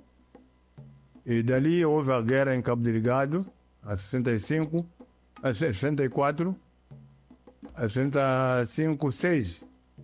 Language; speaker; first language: Portuguese; non-native, local second language; Yao